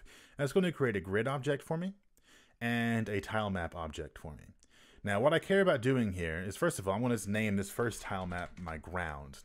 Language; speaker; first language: English; native; English